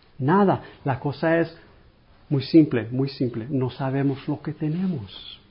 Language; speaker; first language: Spanish; non-native, fluent; English